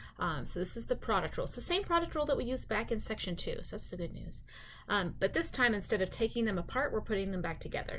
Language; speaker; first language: English; native; English